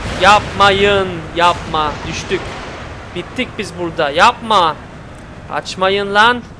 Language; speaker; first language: Turkish; early bilingual, heritage; Turkish